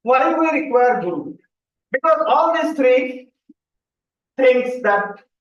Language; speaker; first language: English; non-native, local second language; Hindi